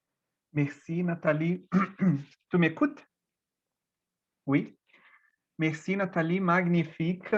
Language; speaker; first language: French; non-native, fluent; Portuguese